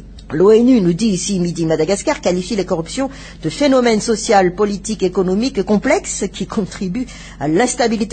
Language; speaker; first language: French; non-native, local second language; Malagasy